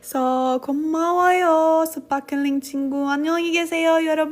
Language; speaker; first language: Korean; non-native, learner; French